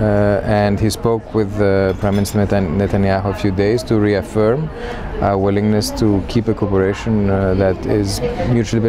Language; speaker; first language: English; non-native, fluent; Greek